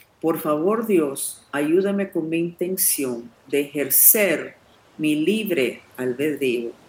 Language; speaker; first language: Spanish; non-native, fluent; English